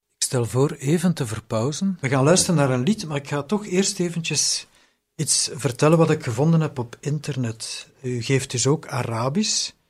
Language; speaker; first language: Dutch; native; Dutch